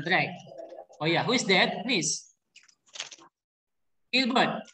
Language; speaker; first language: English; non-native, learner; Indonesian